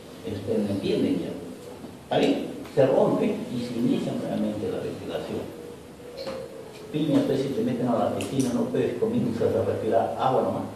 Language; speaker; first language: Spanish; native; Spanish